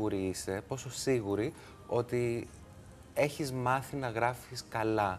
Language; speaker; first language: Greek; native; Greek